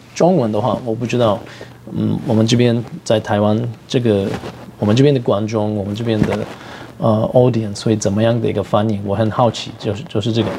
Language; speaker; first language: Chinese; non-native, fluent; Turkish